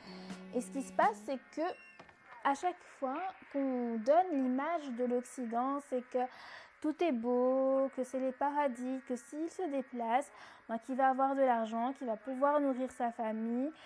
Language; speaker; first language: French; native; French